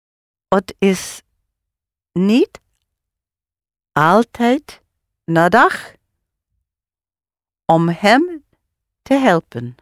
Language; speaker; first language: Dutch; non-native, learner; English